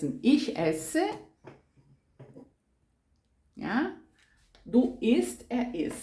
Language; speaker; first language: German; non-native, fluent; Portuguese